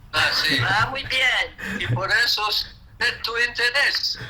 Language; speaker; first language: Spanish; non-native, fluent; English